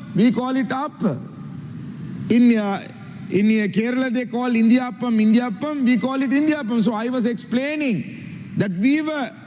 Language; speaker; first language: English; non-native, local second language; Sinhala